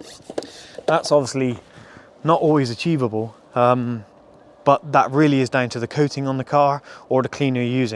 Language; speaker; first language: English; native; English